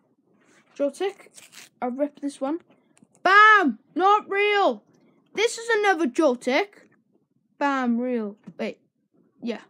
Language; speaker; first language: English; native; English